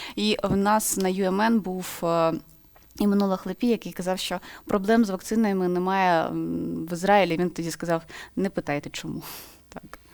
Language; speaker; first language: Ukrainian; native; Ukrainian